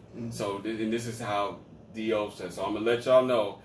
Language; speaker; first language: English; native; English